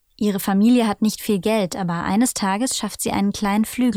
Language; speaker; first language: German; native; German